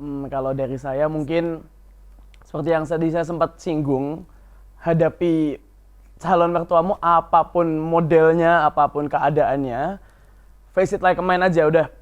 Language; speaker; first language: Indonesian; native; Indonesian